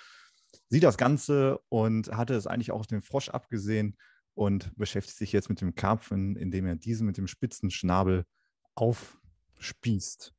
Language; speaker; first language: German; native; German